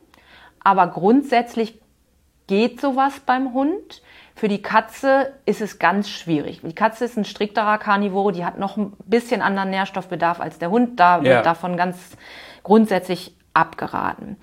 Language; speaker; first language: German; native; German